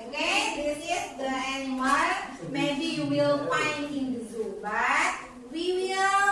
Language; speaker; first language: English; non-native, learner; Indonesian